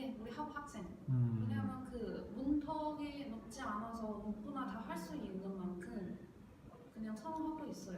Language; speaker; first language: Korean; non-native, learner; Chinese